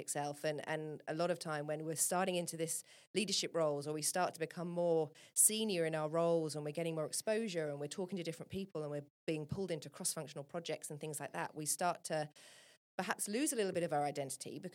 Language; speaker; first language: English; native; English